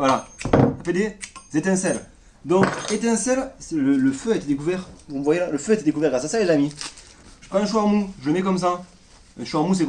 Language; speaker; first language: French; native; French